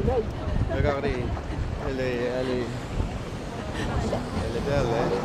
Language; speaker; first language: French; non-native, learner; Dutch